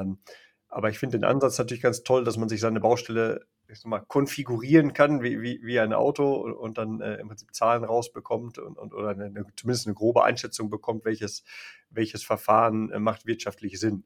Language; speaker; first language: German; native; German